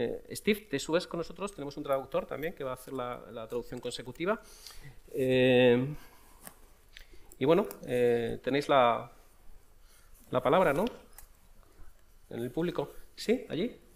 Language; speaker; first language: Spanish; native; Spanish